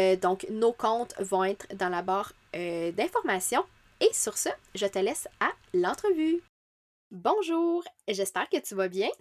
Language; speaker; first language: French; native; French